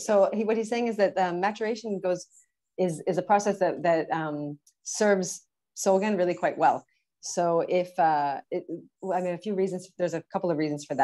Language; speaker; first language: English; native; English